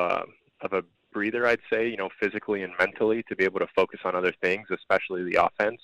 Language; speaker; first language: English; early bilingual, other home language; Spanish